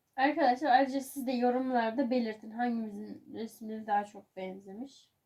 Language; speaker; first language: Turkish; native; Turkish